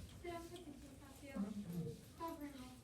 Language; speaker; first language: French; non-native, learner; English